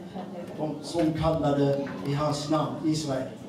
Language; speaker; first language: Swedish; non-native, fluent; Amharic